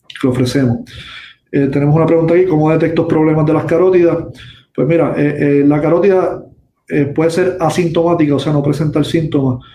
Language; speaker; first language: Spanish; native; Spanish